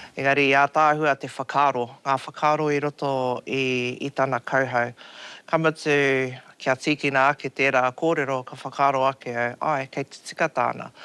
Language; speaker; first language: Māori; non-native, local second language; English